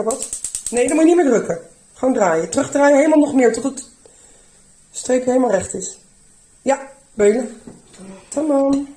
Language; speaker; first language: Dutch; early bilingual, other home language; Turkish